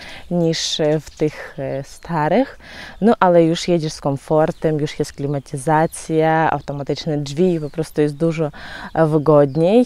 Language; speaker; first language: Polish; non-native, fluent; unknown